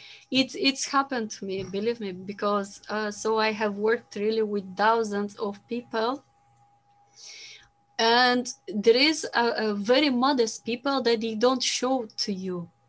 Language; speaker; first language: English; non-native, fluent; Romanian